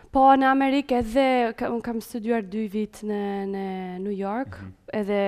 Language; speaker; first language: Albanian; early bilingual, heritage; Spanish